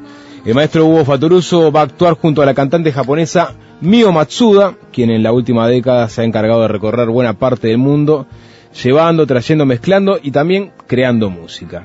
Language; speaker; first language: Spanish; native; Spanish